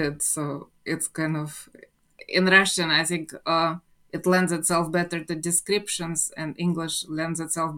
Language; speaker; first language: English; non-native, fluent; Russian